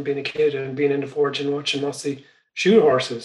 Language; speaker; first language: English; native; English